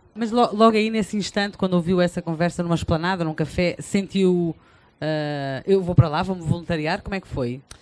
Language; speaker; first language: Portuguese; native; Portuguese